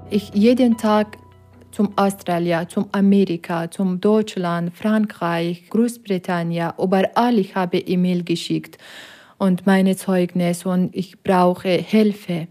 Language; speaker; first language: German; non-native, learner; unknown